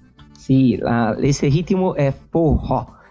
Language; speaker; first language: Spanish; non-native, learner; Portuguese